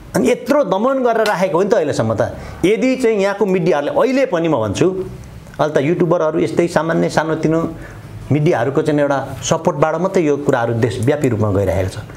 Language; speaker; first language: Nepali; non-native, local second language; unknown